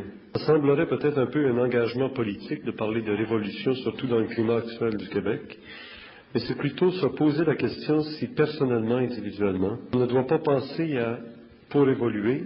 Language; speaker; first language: French; native; French